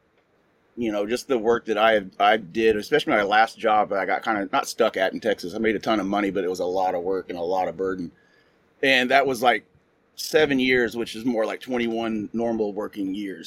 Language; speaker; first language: English; native; English